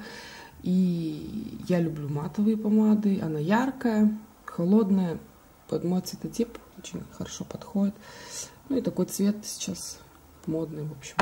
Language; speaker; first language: Russian; native; Russian